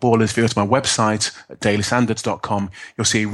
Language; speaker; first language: English; native; English